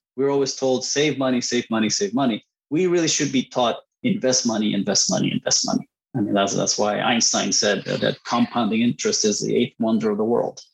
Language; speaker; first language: English; non-native, fluent; Spanish